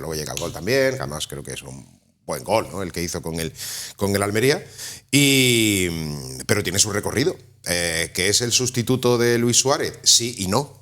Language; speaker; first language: Spanish; native; Spanish